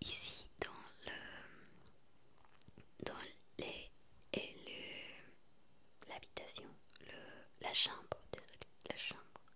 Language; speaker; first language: French; non-native, learner; Spanish